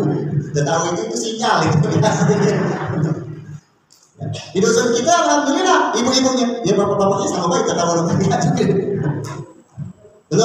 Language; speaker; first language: Indonesian; native; Indonesian